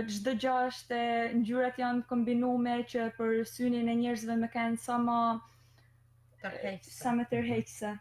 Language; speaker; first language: Albanian; native; Albanian